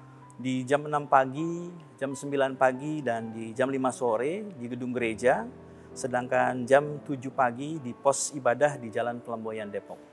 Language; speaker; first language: Indonesian; native; Indonesian